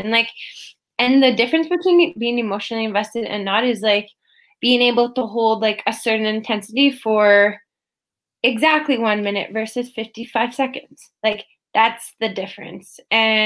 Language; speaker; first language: English; native; English